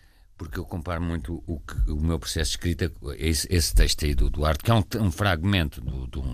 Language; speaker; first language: Portuguese; native; Portuguese